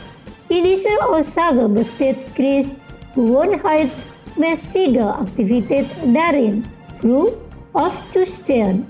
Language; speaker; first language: German; non-native, fluent; Indonesian